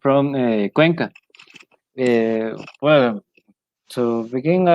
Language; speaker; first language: English; non-native, learner; Spanish